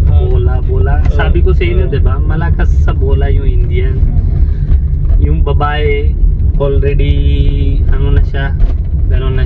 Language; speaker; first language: Filipino; non-native, learner; Punjabi